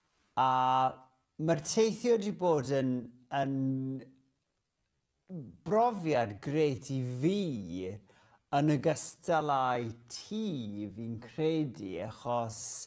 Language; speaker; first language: Welsh; native; Welsh